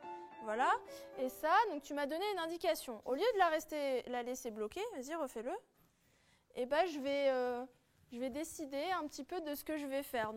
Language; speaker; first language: French; native; French